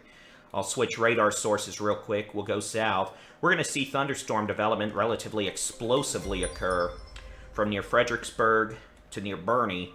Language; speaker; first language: English; native; English